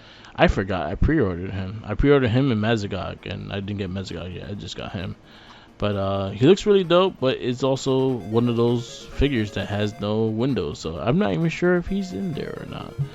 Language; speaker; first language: English; native; English